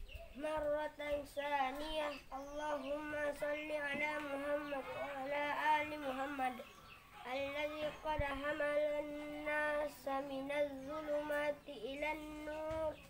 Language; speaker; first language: Arabic; non-native, learner; Indonesian